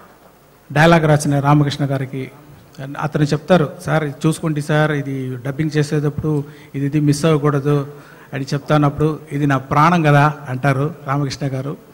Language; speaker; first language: Telugu; non-native, fluent; Tamil